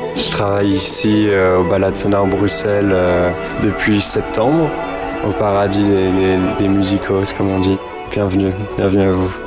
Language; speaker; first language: French; native; French